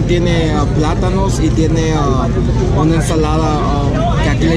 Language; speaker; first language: Spanish; early bilingual, other home language; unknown